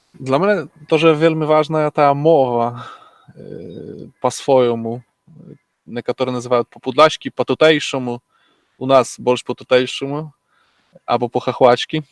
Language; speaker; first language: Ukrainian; non-native, local second language; Polish